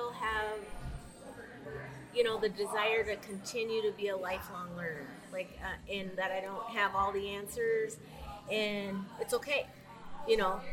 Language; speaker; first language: English; native; English